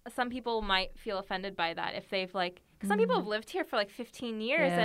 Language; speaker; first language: English; native; English